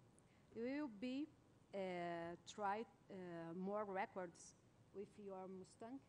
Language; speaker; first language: English; non-native, learner; Portuguese